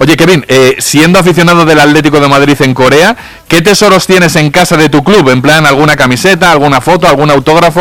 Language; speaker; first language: Spanish; native; Spanish